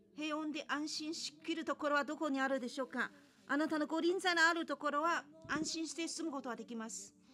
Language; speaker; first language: Japanese; non-native, fluent; Chinese